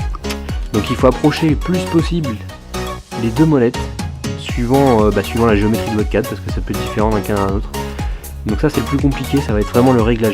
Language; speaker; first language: French; native; French